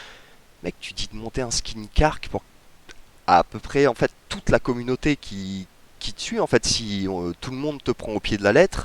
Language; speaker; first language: French; native; French